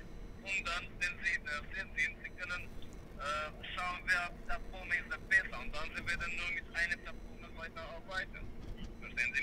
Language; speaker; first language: German; non-native, learner; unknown